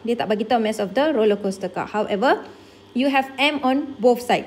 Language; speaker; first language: English; non-native, local second language; Malay